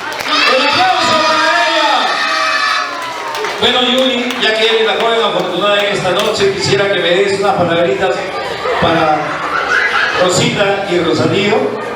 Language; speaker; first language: Spanish; native; Spanish